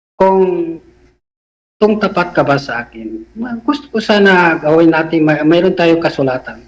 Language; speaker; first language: Filipino; non-native, local second language; Cebuano